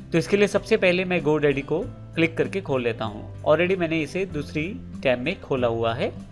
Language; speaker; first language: Hindi; native; Hindi